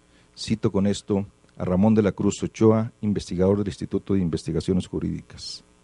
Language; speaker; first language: Spanish; native; Spanish